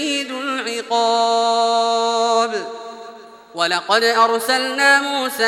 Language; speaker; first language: Arabic; native; Arabic